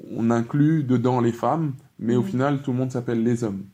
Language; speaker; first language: French; native; French